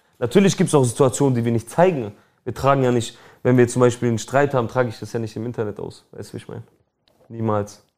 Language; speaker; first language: German; early bilingual, other home language; Albanian